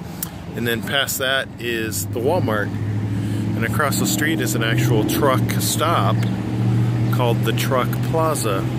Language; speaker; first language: English; native; English